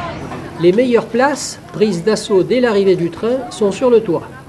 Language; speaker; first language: French; native; French